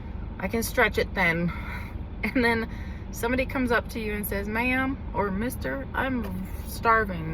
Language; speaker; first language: English; native; English